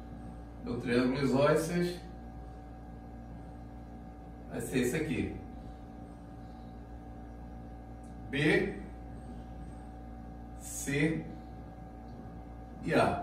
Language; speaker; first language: Portuguese; native; Portuguese